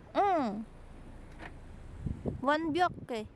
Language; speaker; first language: Korean; non-native, learner; Filipino